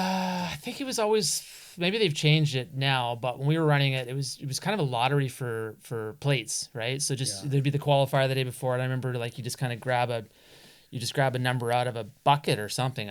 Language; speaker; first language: English; native; English